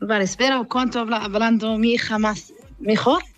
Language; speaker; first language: Spanish; non-native, learner; Arabic